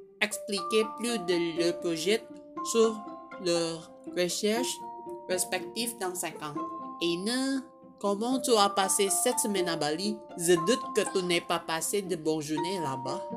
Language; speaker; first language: French; non-native, fluent; Indonesian